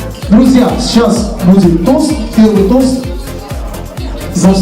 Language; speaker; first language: Russian; non-native, local second language; Armenian